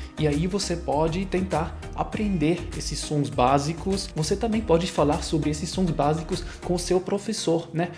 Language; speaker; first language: Portuguese; non-native, fluent; German